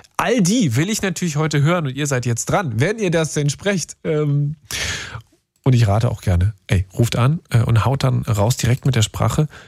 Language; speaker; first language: German; native; German